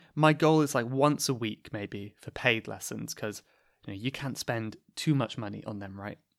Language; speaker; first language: English; native; English